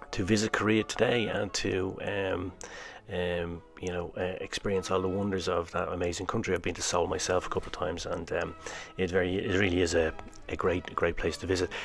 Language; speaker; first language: English; native; English